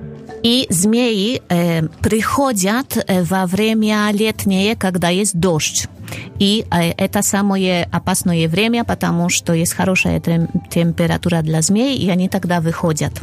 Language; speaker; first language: Russian; non-native, fluent; Polish